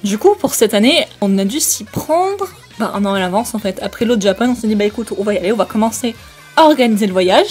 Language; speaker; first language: French; native; French